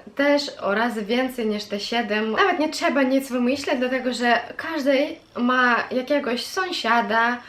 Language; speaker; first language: Polish; non-native, fluent; Russian